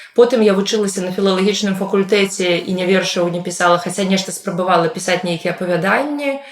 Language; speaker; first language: Belarusian; non-native, local second language; Russian